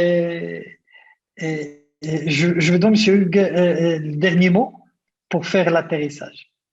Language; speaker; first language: French; non-native, local second language; Arabic